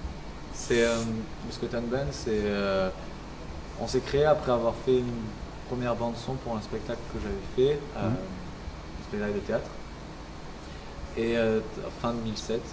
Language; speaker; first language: French; native; French